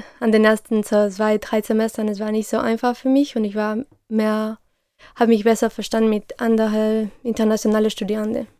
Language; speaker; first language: German; non-native, fluent; Spanish